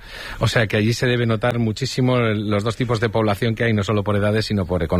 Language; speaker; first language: Spanish; native; Spanish